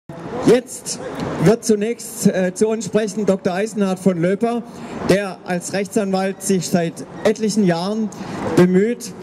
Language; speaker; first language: German; native; German